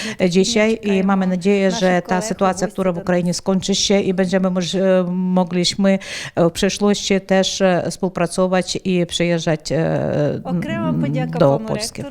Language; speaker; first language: Polish; non-native, learner; Ukrainian